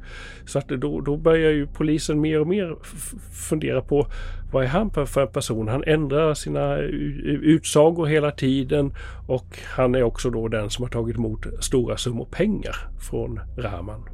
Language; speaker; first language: Swedish; native; Swedish